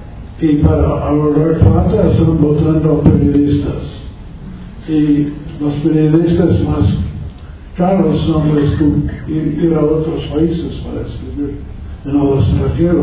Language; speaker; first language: Spanish; non-native, learner; English